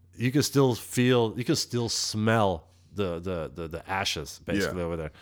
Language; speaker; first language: English; non-native, fluent; Dutch